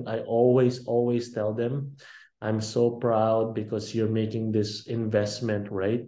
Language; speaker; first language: English; non-native, local second language; Filipino